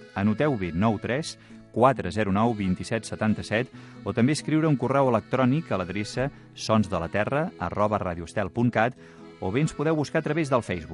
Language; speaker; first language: Catalan; native; Catalan